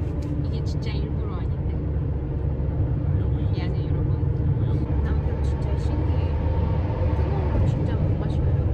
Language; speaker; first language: Korean; non-native, fluent; Russian